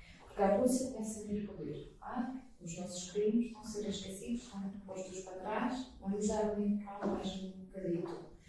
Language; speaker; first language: Portuguese; non-native, fluent; Russian